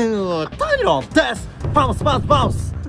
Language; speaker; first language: Japanese; native; Japanese